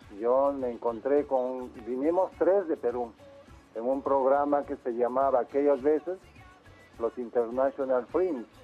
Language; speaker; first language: Spanish; native; Spanish